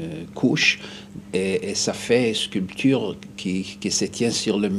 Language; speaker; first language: French; non-native, fluent; Hebrew